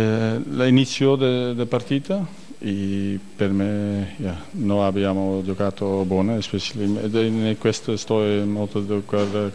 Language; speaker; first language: Italian; non-native, learner; Dutch